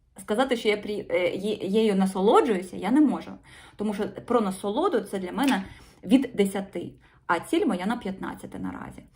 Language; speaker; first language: Ukrainian; non-native, local second language; Russian